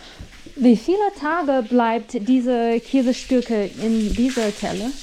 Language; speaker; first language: German; non-native, learner; Chinese